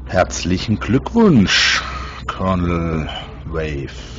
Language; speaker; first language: German; native; German